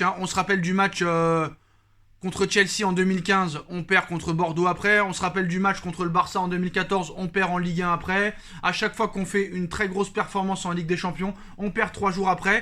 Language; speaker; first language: French; native; French